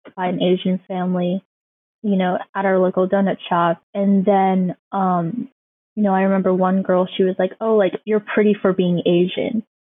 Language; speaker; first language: English; native; English